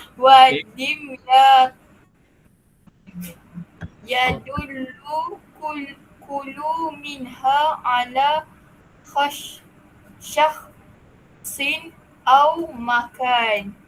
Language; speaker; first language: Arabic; non-native, learner; Malay